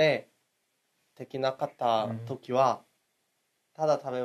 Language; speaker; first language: Japanese; non-native, learner; Korean